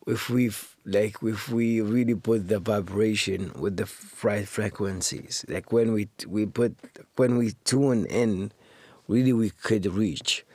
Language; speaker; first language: English; non-native, fluent; Arabic